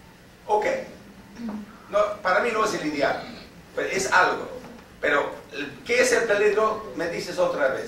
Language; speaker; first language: Spanish; non-native, fluent; English